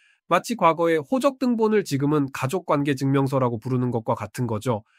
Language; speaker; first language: Korean; native; Korean